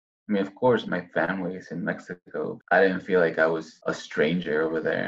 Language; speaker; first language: English; non-native, fluent; Spanish